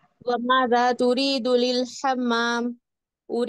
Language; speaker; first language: Arabic; non-native, learner; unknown